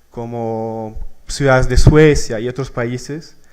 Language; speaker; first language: Spanish; non-native, fluent; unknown